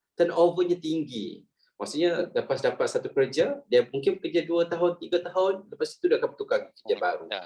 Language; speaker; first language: Malay; native; Malay